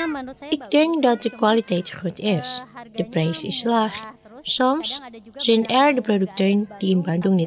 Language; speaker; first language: Dutch; non-native, learner; Indonesian